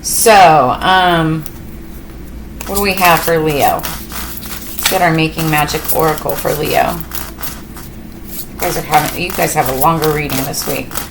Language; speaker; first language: English; native; English